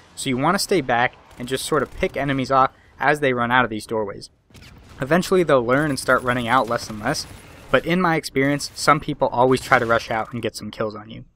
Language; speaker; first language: English; native; English